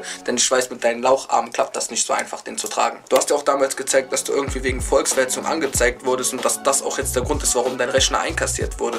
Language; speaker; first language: German; native; German